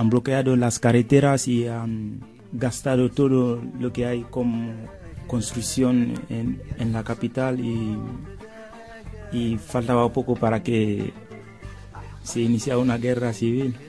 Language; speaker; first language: Spanish; non-native, fluent; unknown